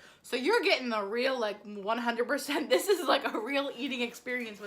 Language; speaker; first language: English; native; English